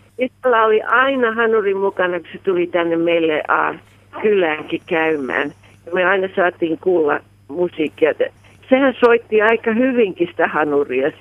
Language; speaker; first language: Finnish; early bilingual, heritage; Finnish